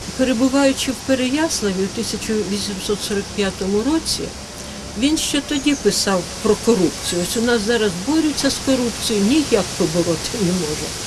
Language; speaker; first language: Ukrainian; native; Ukrainian